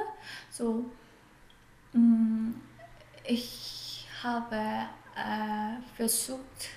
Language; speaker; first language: German; non-native, fluent; Korean